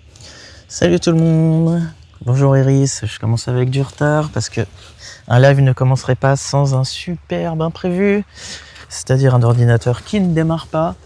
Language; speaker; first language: French; native; French